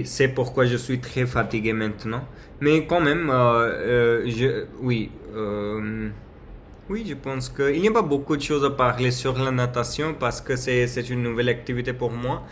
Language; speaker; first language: French; non-native, learner; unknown